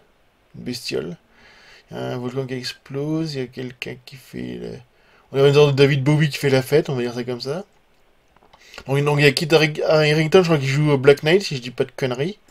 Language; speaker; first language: French; native; French